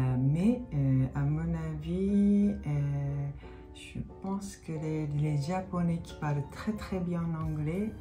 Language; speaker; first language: French; non-native, fluent; Japanese